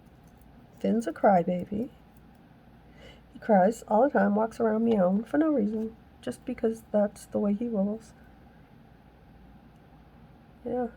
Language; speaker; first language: English; native; English